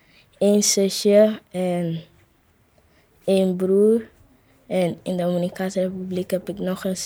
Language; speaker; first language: Dutch; early bilingual, other home language; Spanish